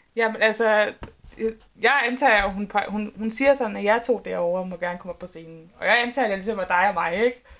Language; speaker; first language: Danish; native; Danish